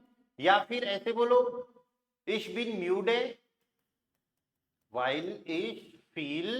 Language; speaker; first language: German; non-native, fluent; Hindi